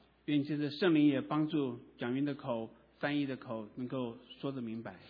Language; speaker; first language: Chinese; native; Chinese